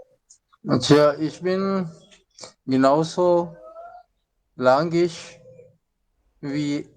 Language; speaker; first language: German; non-native, learner; Urdu